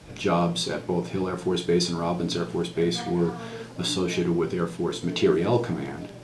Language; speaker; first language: English; native; English